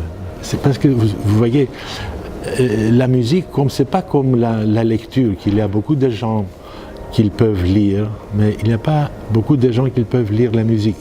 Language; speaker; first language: French; non-native, fluent; Greek